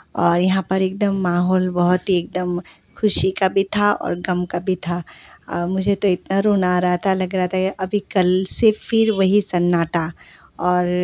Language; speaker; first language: Hindi; non-native, local second language; Bangla